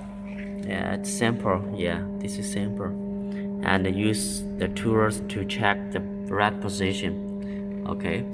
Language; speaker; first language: English; non-native, learner; Chinese